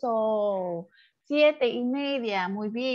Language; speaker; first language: Spanish; non-native, fluent; Vietnamese